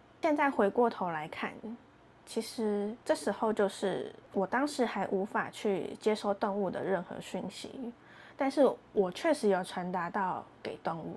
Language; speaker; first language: Chinese; native; Chinese